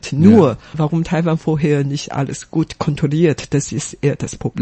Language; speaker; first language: German; non-native, fluent; Chinese